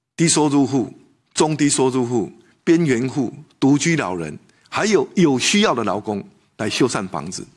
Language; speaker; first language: Chinese; native; Chinese